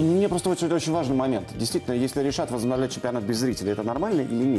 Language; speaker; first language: Russian; native; Russian